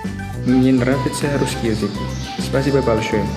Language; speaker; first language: Russian; non-native, learner; Indonesian